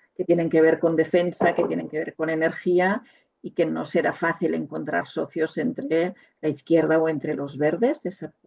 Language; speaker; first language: Spanish; non-native, local second language; Catalan